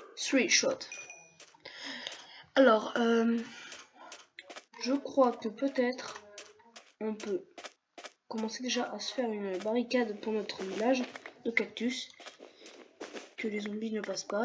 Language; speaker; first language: French; native; French